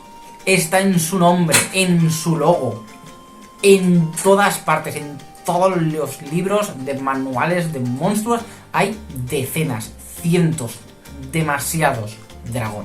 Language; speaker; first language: Spanish; native; Spanish